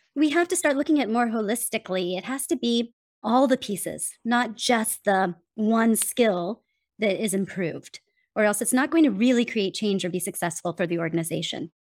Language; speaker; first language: English; native; English